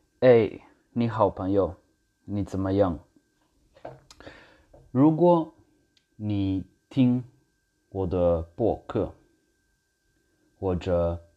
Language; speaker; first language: Chinese; non-native, learner; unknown